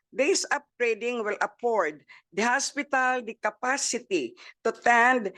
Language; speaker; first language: English; non-native, local second language; Waray